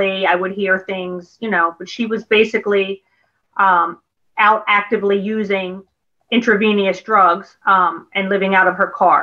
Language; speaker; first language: English; native; English